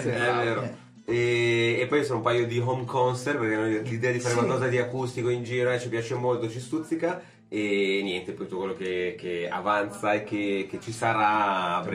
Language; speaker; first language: Italian; native; Italian